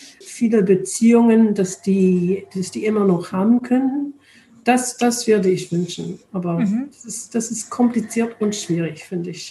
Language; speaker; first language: German; non-native, learner; English